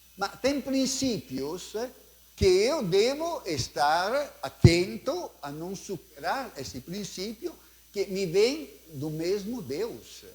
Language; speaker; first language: Portuguese; non-native, fluent; Italian